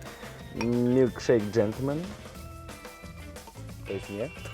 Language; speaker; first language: Russian; native; Russian